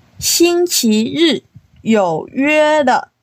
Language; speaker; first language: Chinese; non-native, learner; Korean